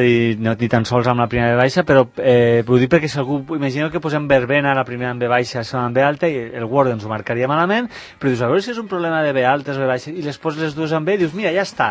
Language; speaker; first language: Catalan; native; Catalan